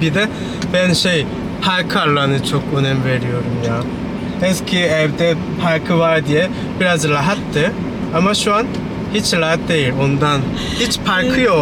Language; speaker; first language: Turkish; non-native, learner; Korean